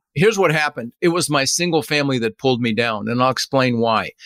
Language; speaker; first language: English; early bilingual, other home language; Dutch